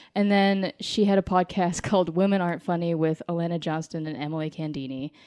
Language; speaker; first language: English; native; English